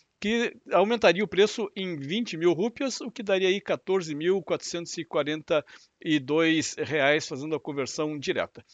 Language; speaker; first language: Portuguese; native; Portuguese